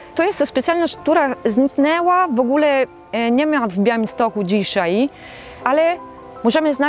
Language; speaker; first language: Polish; non-native, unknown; Italian